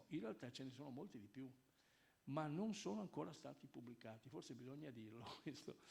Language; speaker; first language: Italian; native; Italian